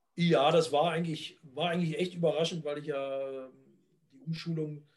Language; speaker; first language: German; native; German